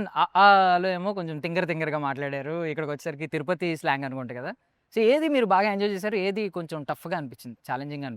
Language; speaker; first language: Telugu; native; Telugu